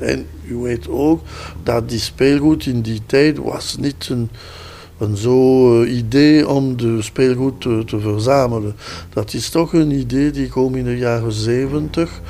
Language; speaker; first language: Dutch; non-native, local second language; French